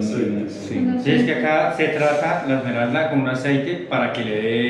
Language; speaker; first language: Spanish; native; Spanish